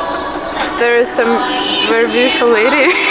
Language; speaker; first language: English; non-native, fluent; Russian